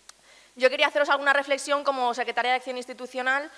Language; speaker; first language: Spanish; native; Spanish